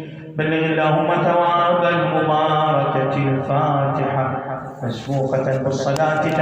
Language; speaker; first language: Arabic; native; Arabic